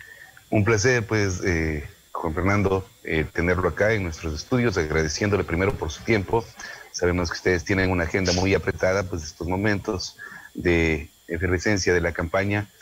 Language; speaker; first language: Spanish; native; Spanish